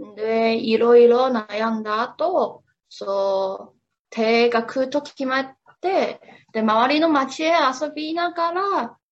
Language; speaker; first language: Japanese; non-native, fluent; Chinese